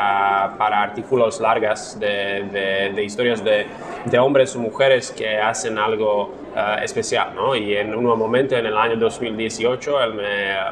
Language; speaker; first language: Spanish; non-native, fluent; Slovak